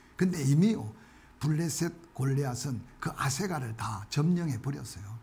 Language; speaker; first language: Korean; native; Korean